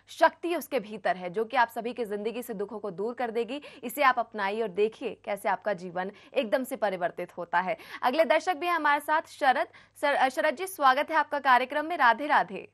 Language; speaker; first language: Hindi; native; Hindi